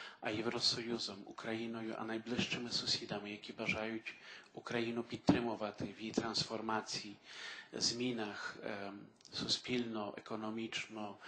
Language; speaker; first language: Ukrainian; early bilingual, heritage; Ukrainian